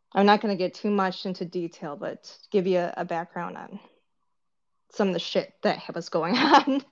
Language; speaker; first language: English; early bilingual, other home language; Korean